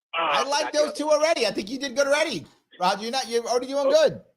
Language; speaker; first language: English; native; English